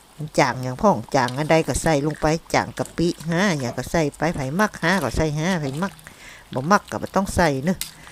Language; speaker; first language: Thai; native; Thai